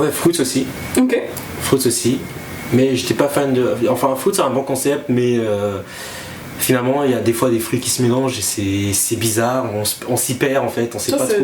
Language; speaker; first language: French; native; French